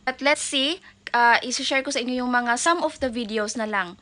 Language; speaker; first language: Filipino; native; Filipino